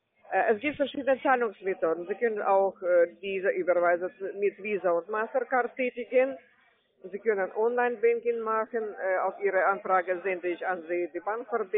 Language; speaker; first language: German; non-native, fluent; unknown